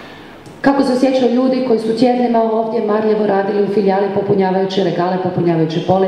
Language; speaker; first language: Croatian; native; Croatian